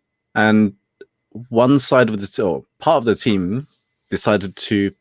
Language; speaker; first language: English; native; English